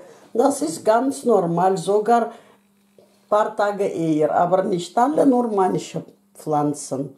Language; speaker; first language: German; non-native, fluent; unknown